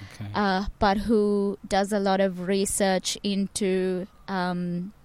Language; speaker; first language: English; non-native, local second language; Tamil